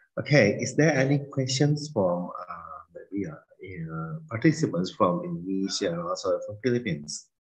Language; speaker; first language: English; non-native, fluent; Indonesian